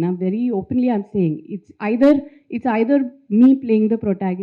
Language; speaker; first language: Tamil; non-native, fluent; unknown